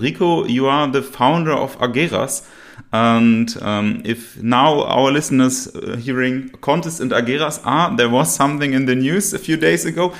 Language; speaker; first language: English; non-native, fluent; German